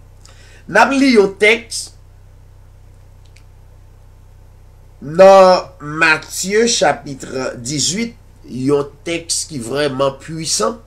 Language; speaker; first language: French; non-native, local second language; Haitian Creole